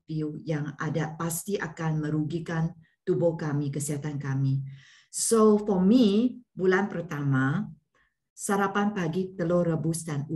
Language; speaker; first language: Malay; non-native, local second language; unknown